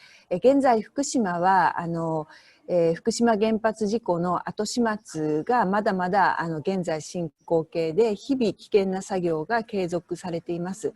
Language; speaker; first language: Japanese; native; Japanese